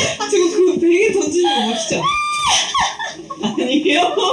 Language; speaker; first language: Korean; non-native, fluent; Japanese